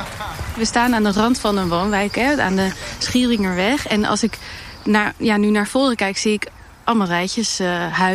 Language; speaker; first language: Dutch; native; Dutch